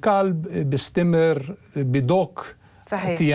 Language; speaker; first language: Arabic; non-native, learner; English